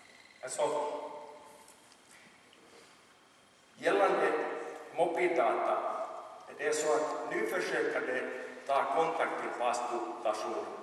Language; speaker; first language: Swedish; non-native, local second language; Finnish